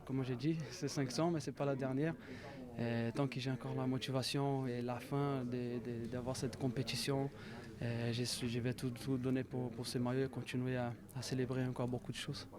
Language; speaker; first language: French; non-native, fluent; Portuguese